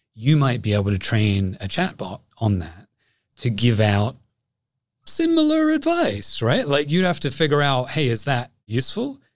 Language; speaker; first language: English; native; English